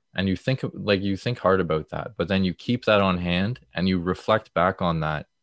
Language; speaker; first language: English; native; English